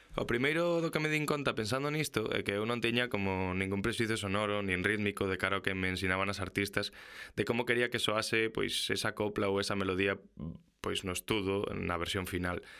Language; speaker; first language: Galician; non-native, local second language; Spanish